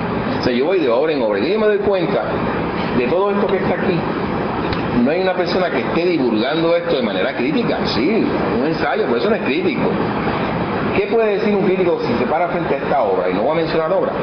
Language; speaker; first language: Spanish; native; Spanish